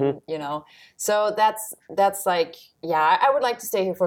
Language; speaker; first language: English; non-native, fluent; Danish